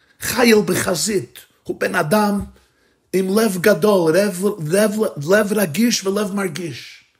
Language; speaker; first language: Hebrew; non-native, fluent; English